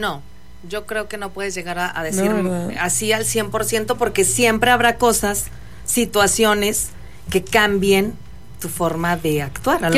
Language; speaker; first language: Spanish; native; Spanish